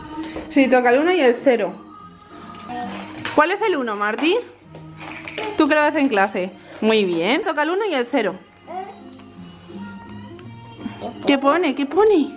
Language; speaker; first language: Spanish; native; Spanish